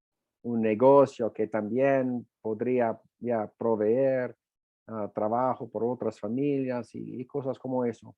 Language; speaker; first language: Spanish; non-native, fluent; English